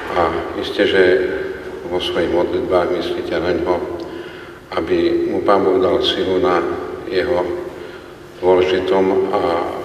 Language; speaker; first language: Slovak; native; Slovak